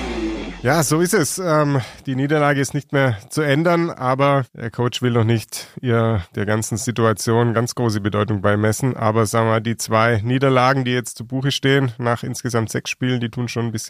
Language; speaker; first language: German; native; German